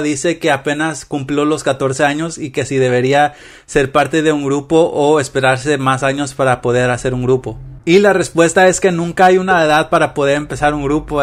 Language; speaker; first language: Spanish; early bilingual, heritage; Spanish